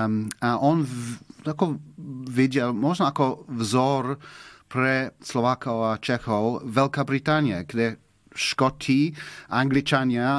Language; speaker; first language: Slovak; non-native, fluent; English